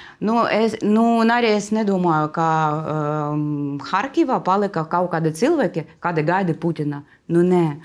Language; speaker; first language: Latvian; non-native, learner; Russian